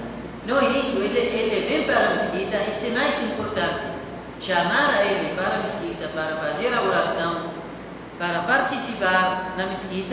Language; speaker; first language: Portuguese; non-native, fluent; Arabic